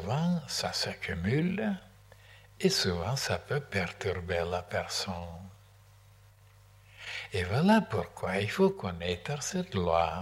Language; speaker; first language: French; non-native, fluent; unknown